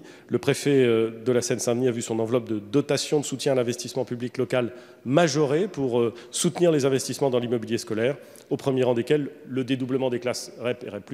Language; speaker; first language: French; native; French